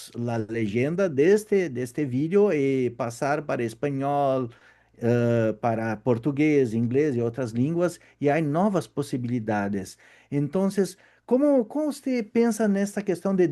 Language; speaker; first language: Spanish; non-native, fluent; Portuguese